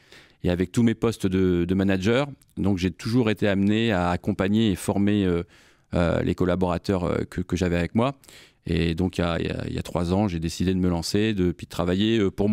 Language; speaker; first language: French; native; French